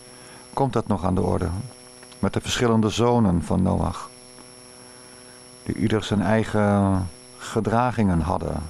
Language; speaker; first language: Dutch; native; Dutch